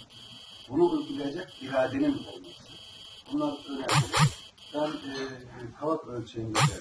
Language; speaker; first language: Turkish; native; Turkish